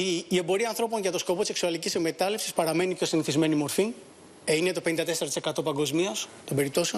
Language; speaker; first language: Greek; native; Greek